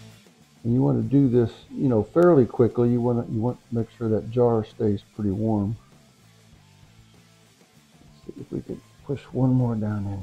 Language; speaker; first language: English; native; English